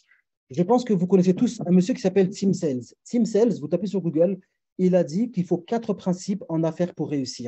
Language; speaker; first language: French; native; French